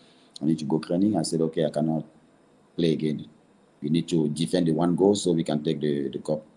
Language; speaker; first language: English; non-native, learner; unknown